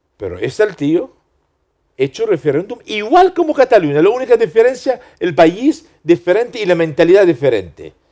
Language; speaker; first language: Spanish; non-native, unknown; Arabic